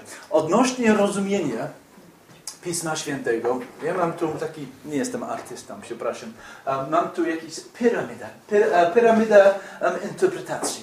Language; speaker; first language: Polish; non-native, fluent; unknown